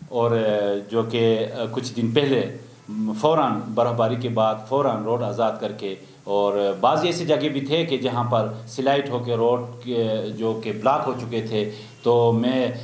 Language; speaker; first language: Urdu; non-native, local second language; Khowar